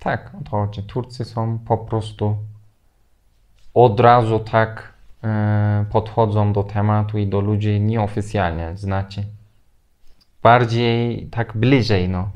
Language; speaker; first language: Polish; non-native, fluent; Turkish